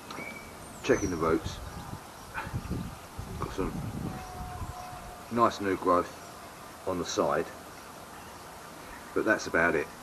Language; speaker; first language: English; native; English